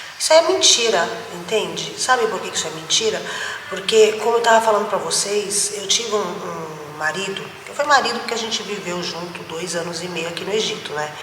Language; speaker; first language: Portuguese; native; Portuguese